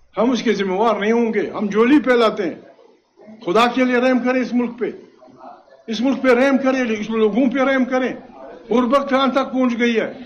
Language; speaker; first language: Urdu; non-native, local second language; Pashto